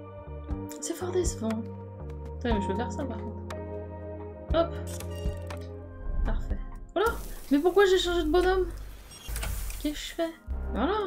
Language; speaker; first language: French; native; French